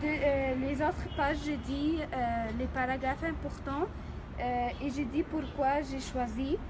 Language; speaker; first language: French; non-native, fluent; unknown